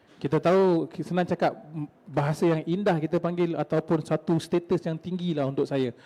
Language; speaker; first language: Malay; native; Malay